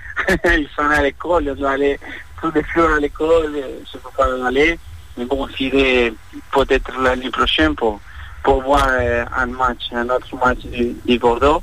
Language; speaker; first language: French; non-native, fluent; Spanish